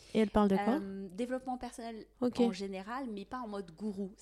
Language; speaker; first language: French; non-native, local second language; Kabyle